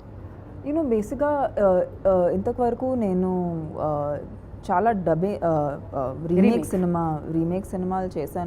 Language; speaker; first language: Telugu; non-native, fluent; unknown